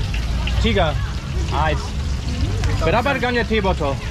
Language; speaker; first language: Indonesian; non-native, learner; German